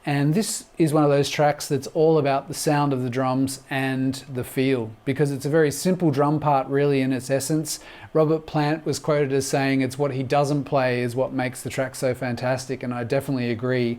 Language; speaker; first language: English; native; English